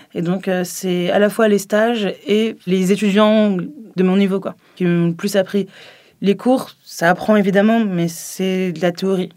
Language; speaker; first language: French; native; French